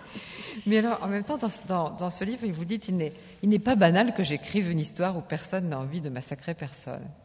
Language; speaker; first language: French; native; French